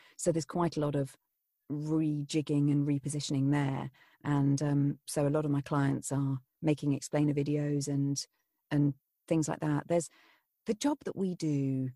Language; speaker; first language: English; native; English